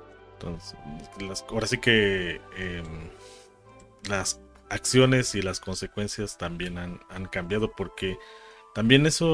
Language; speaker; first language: Spanish; native; Spanish